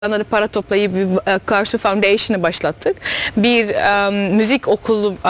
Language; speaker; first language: Turkish; early bilingual, heritage; Turkish